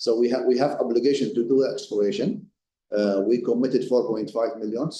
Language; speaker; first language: English; non-native, fluent; Arabic